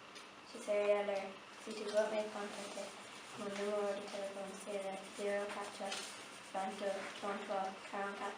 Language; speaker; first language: French; non-native, learner; English